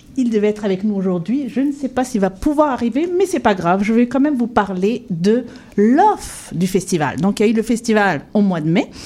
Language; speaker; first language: French; non-native, local second language; Kinyarwanda